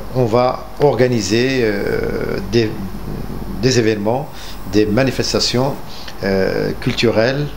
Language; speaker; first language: French; non-native, local second language; Arabic